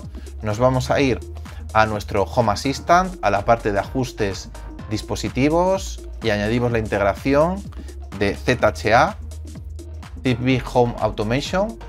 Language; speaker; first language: Spanish; native; Spanish